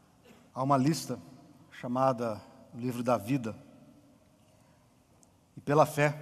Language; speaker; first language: Portuguese; native; Portuguese